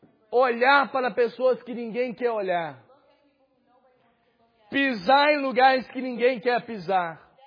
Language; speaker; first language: Portuguese; native; Portuguese